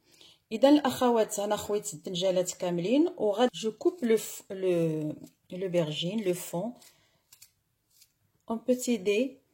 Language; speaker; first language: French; non-native, local second language; Arabic